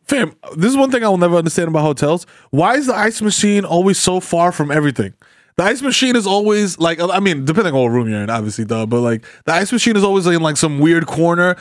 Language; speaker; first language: English; early bilingual, other home language; Spanish